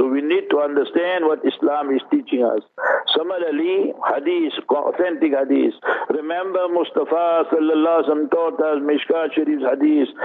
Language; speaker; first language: English; early bilingual, other home language; Urdu